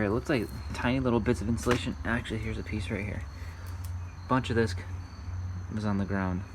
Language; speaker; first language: English; native; English